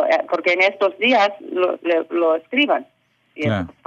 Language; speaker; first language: Spanish; early bilingual, heritage; English